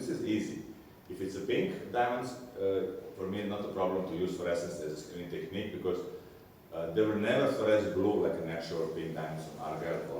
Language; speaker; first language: English; non-native, fluent; Serbian